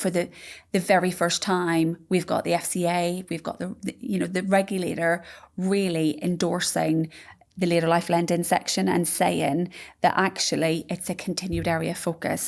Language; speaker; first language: English; native; English